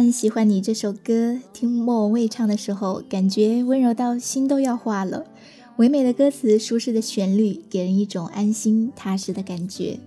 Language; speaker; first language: Chinese; native; Chinese